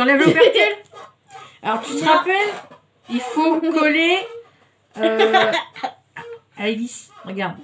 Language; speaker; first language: French; native; French